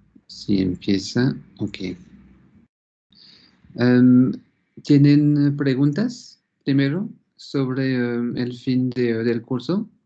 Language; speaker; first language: Spanish; non-native, fluent; French